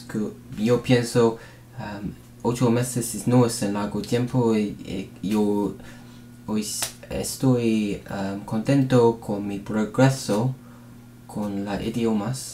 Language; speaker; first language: Spanish; non-native, learner; English